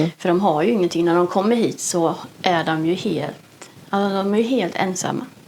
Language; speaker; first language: Swedish; native; Swedish